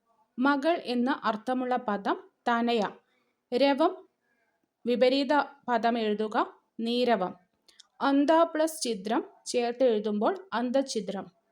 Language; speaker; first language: Malayalam; native; Malayalam